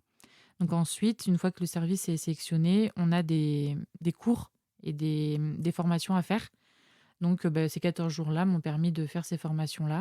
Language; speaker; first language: French; native; French